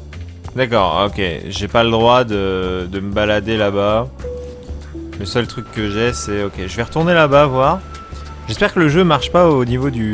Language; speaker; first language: French; native; French